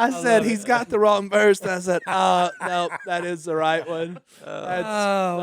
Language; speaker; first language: English; native; English